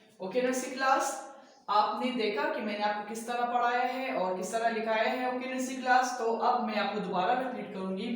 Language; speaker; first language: Urdu; non-native, local second language; Punjabi